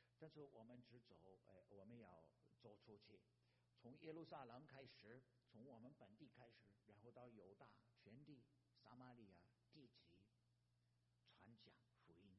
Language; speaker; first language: Chinese; non-native, fluent; English